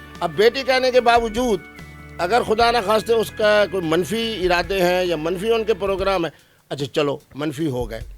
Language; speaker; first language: Urdu; non-native, local second language; Saraiki